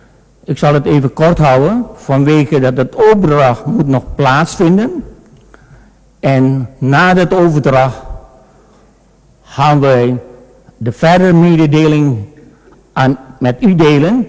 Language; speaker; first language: Dutch; non-native, fluent; Indonesian